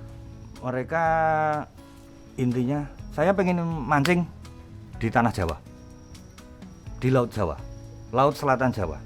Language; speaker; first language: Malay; non-native, local second language; Javanese